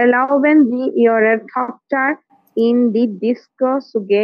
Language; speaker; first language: German; non-native, learner; Bangla